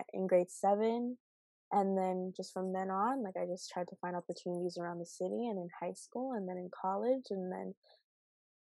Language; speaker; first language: English; native; English